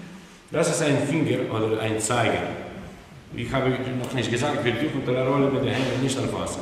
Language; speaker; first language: German; non-native, learner; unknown